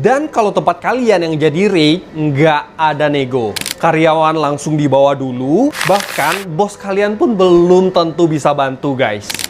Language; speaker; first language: Indonesian; native; Indonesian